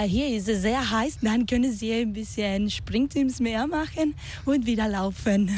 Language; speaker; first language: German; non-native, learner; Spanish